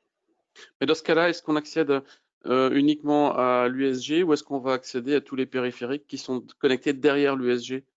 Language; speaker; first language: French; native; French